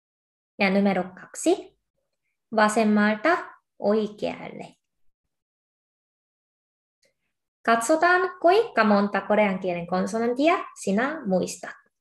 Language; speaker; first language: Finnish; non-native, fluent; Korean